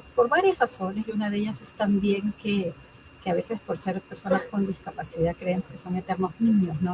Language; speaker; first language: Spanish; native; Spanish